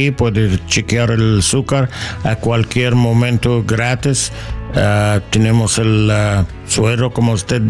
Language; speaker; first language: Spanish; non-native, learner; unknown